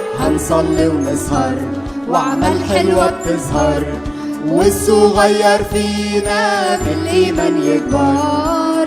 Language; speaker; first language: Arabic; native; Arabic